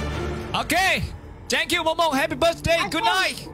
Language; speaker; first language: English; non-native, learner; Chinese